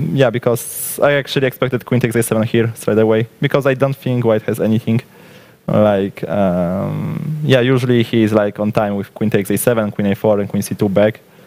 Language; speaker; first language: English; non-native, fluent; Polish